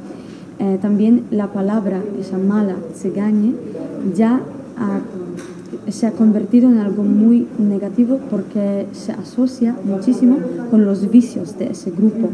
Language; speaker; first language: Spanish; non-native, fluent; Polish